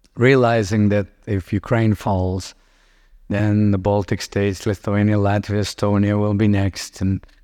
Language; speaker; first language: English; non-native, fluent; Lithuanian